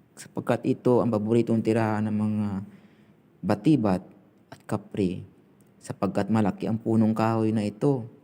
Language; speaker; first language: Filipino; non-native, local second language; Cebuano